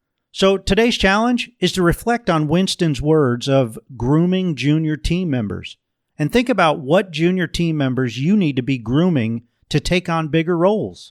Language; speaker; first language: English; native; English